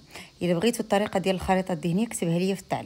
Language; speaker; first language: Arabic; native; Arabic